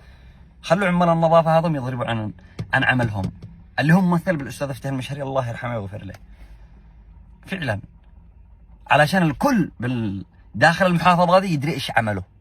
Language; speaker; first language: Arabic; native; Arabic